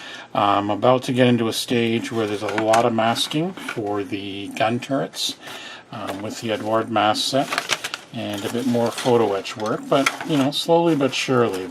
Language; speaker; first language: English; native; English